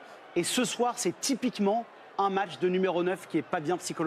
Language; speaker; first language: French; native; French